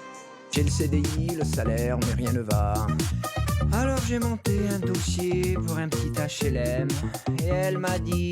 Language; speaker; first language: French; native; French